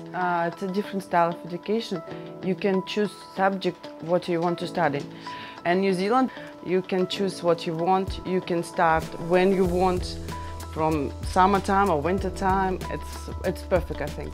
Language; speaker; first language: English; non-native, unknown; Russian